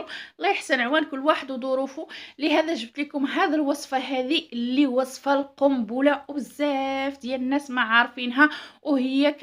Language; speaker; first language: Arabic; native; Arabic